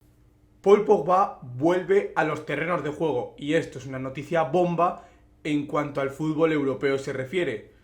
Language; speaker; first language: Spanish; native; Spanish